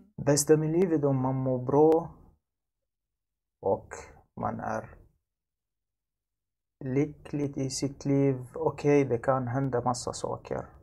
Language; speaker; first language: Swedish; non-native, learner; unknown